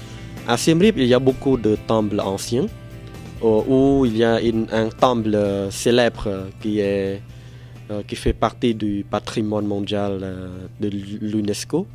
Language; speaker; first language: French; non-native, fluent; Khmer